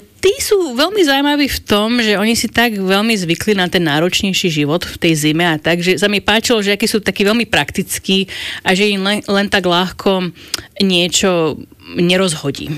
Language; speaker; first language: Slovak; native; Slovak